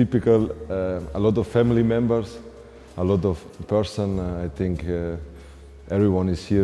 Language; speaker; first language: English; non-native, fluent; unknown